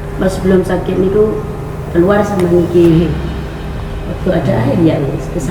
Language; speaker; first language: Indonesian; non-native, local second language; Javanese